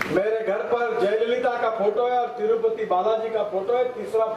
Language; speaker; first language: Hindi; non-native, local second language; Marathi